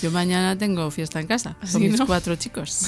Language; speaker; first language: Spanish; native; Spanish